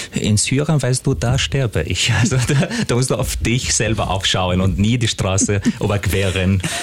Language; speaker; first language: German; non-native, fluent; Arabic